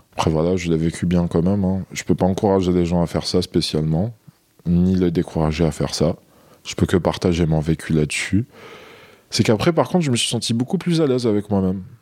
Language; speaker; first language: French; non-native, local second language; Arabic